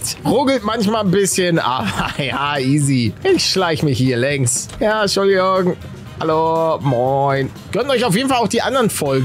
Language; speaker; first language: German; native; German